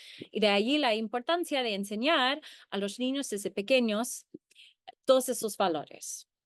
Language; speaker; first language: Spanish; early bilingual, heritage; Spanish